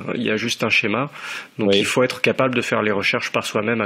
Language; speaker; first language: French; native; French